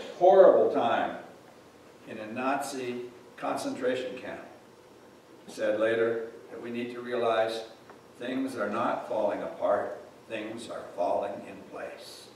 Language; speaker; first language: English; native; English